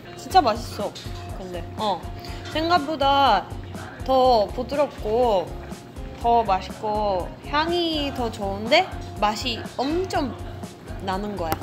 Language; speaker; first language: Korean; non-native, fluent; Spanish